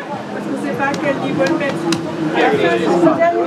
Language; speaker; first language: French; native; French